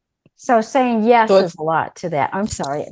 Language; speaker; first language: English; native; English